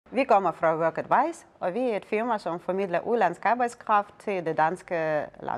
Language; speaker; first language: Danish; non-native, fluent; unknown